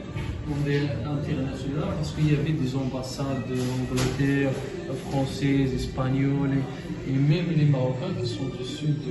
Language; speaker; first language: French; non-native, local second language; Arabic